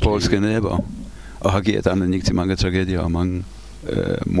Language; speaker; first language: Danish; non-native, fluent; Polish